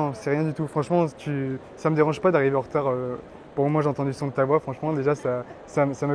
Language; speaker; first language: French; native; French